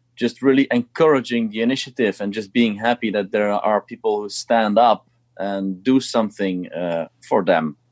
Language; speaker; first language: English; non-native, fluent; Dutch